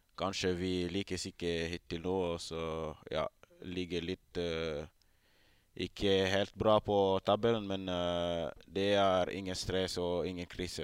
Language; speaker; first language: Norwegian; non-native, fluent; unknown